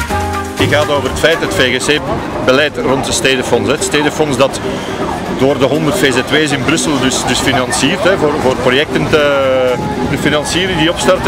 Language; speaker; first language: Dutch; native; Dutch